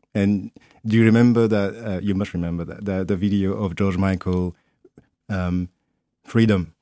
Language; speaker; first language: English; non-native, fluent; French